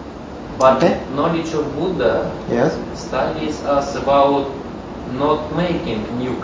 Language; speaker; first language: English; non-native, learner; Russian